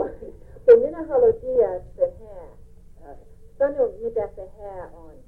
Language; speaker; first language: Finnish; early bilingual, heritage; English